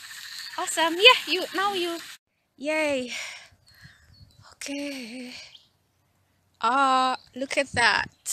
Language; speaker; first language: English; non-native, learner; Indonesian